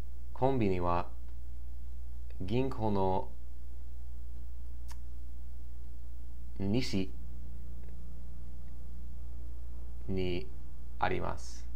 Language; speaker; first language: Japanese; non-native, learner; English